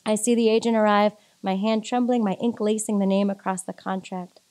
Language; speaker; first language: English; native; English